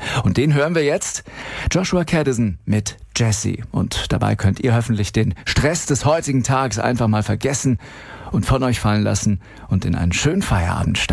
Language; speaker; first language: German; native; German